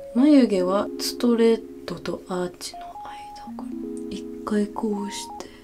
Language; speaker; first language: Japanese; early bilingual, heritage; Japanese